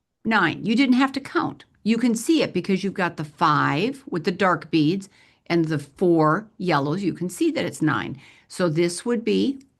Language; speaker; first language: English; native; English